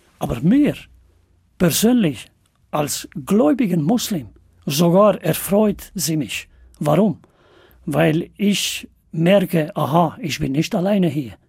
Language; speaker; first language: German; non-native, fluent; Albanian